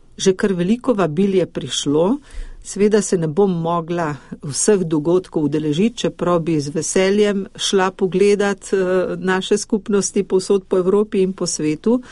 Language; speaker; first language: Slovenian; native; Slovenian